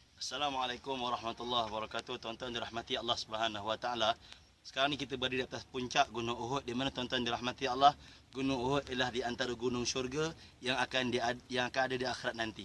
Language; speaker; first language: Malay; native; Malay